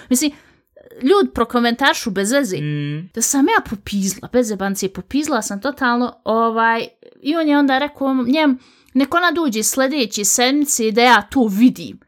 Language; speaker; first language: Bosnian; early bilingual, heritage; Bosnian